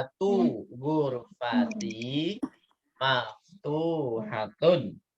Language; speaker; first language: Arabic; non-native, fluent; Indonesian